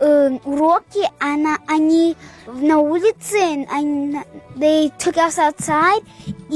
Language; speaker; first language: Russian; early bilingual, heritage; English